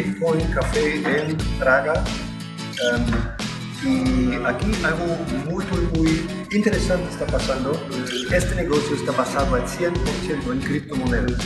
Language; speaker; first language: Spanish; non-native, fluent; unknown